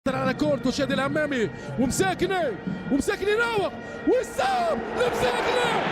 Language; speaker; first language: Arabic; native; Arabic